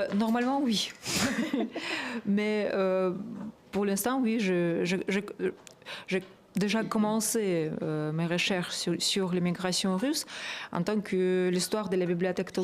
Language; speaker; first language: French; non-native, fluent; Russian